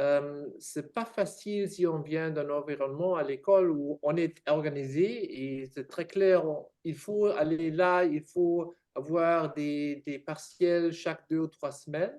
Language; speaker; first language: French; non-native, fluent; German